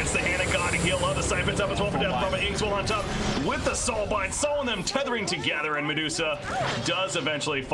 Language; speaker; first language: English; native; English